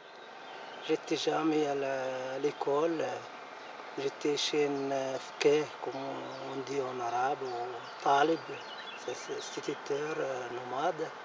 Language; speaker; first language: French; non-native, learner; Arabic